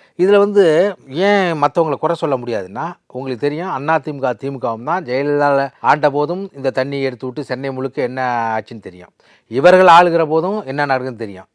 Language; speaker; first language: Tamil; native; Tamil